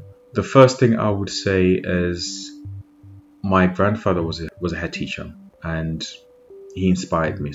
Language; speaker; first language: English; non-native, local second language; Shona